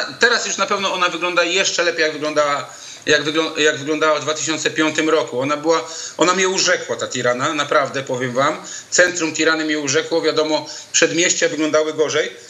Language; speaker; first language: Polish; native; Polish